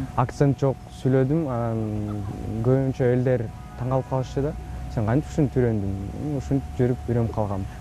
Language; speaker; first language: Kyrgyz; non-native, local second language; Russian